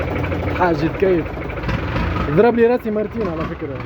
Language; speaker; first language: Arabic; native; Arabic